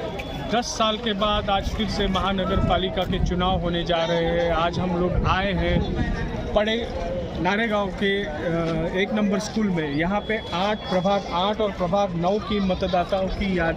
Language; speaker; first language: Hindi; non-native, local second language; Marathi